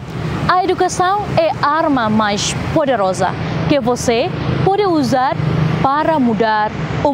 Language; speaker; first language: Portuguese; non-native, local second language; Tetum